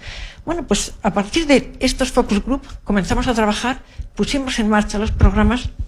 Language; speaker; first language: Spanish; native; Spanish